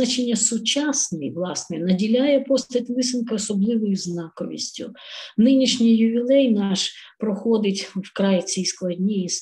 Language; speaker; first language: Ukrainian; native; Ukrainian